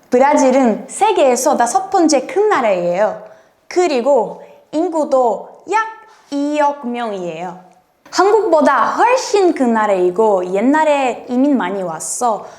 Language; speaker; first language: Korean; non-native, fluent; Portuguese